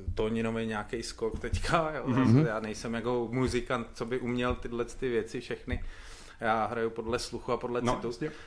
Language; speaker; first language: Czech; native; Czech